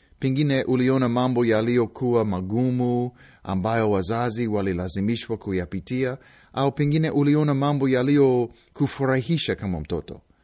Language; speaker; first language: Swahili; non-native, fluent; English